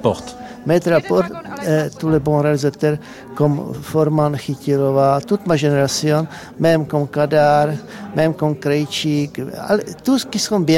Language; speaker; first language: French; non-native, fluent; Czech